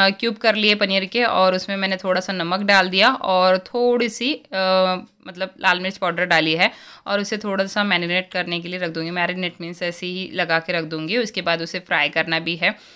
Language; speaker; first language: Hindi; native; Hindi